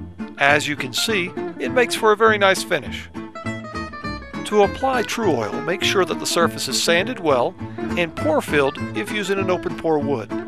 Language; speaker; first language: English; native; English